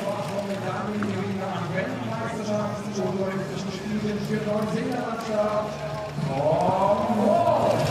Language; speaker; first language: German; native; German